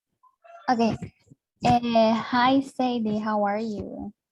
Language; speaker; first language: English; non-native, learner; Spanish